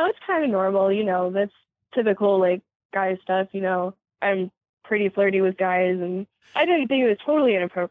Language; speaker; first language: English; native; English